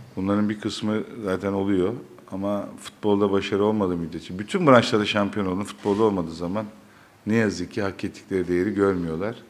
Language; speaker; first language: Turkish; native; Turkish